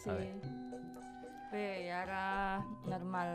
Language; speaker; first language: Catalan; non-native, learner; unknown